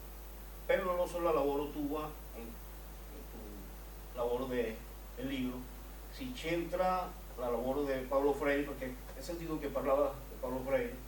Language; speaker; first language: Italian; non-native, learner; Spanish